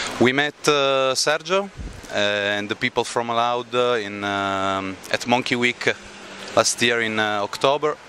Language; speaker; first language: English; non-native, learner; Italian